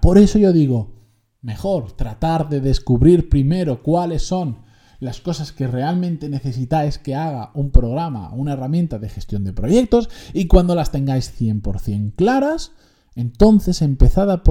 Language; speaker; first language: Spanish; native; Spanish